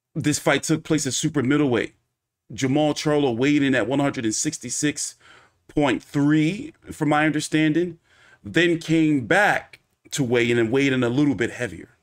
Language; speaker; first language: English; native; English